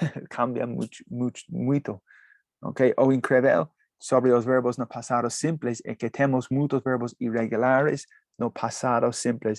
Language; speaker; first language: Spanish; non-native, fluent; English